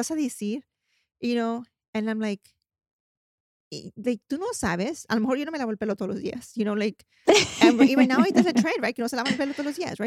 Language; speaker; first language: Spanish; early bilingual, heritage; Spanish